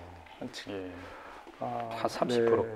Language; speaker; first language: Korean; native; Korean